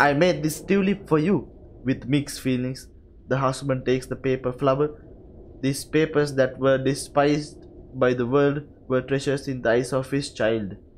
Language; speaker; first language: English; non-native, local second language; Sinhala